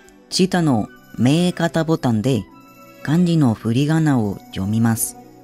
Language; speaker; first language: Japanese; non-native, learner; Spanish